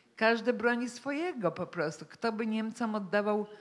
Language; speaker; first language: Polish; native; Polish